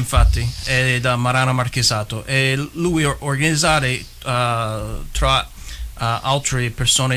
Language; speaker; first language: Italian; early bilingual, heritage; English